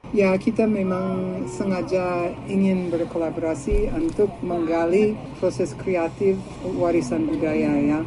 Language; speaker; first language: Indonesian; non-native, fluent; English